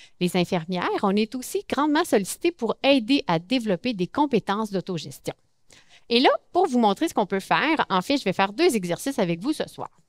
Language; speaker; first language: French; native; French